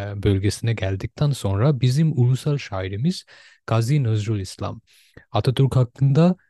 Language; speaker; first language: Turkish; non-native, fluent; Bangla